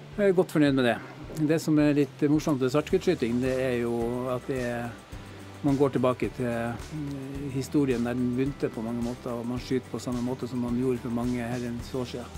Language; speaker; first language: Norwegian; native; Norwegian